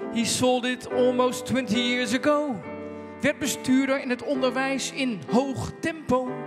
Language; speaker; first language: Dutch; native; Dutch